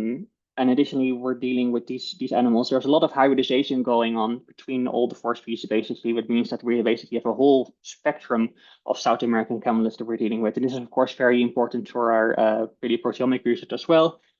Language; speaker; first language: English; non-native, fluent; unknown